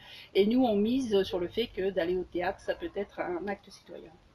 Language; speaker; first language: French; native; French